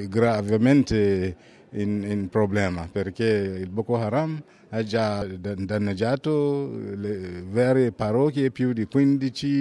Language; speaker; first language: Italian; non-native, fluent; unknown